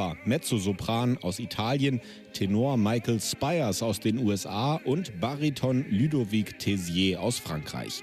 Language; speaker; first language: German; native; German